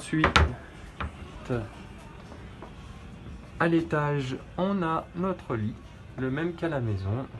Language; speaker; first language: French; native; French